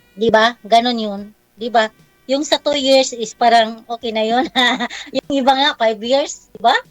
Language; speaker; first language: Filipino; non-native, local second language; Cebuano